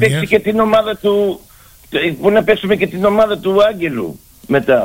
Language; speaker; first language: Greek; early bilingual, heritage; Greek